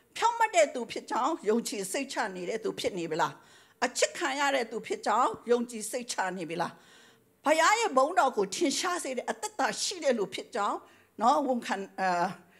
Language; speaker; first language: Burmese; non-native, local second language; Tedim Chin